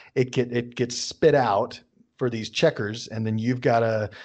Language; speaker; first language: English; native; English